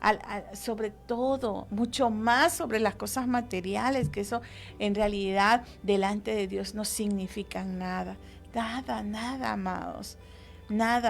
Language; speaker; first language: Spanish; native; Spanish